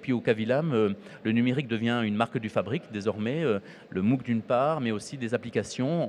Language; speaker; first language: French; native; French